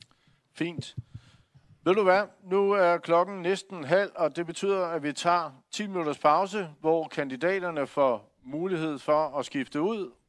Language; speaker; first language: Danish; native; Danish